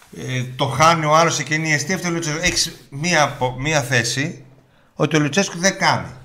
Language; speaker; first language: Greek; early bilingual, heritage; Greek